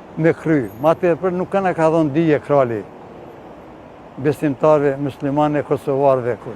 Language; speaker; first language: Albanian; native; Albanian